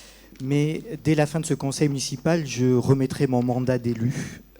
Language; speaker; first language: French; native; French